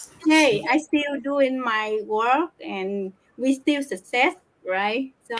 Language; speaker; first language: English; non-native, learner; Vietnamese